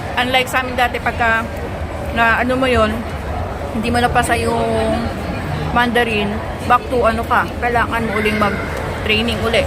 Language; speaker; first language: Filipino; native; Filipino